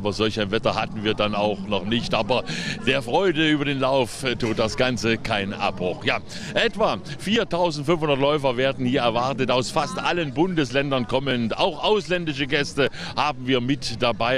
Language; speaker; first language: German; native; German